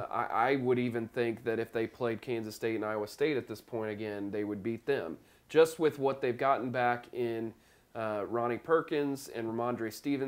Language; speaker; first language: English; native; English